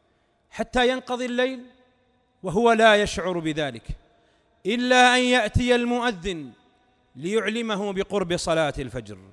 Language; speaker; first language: Arabic; native; Arabic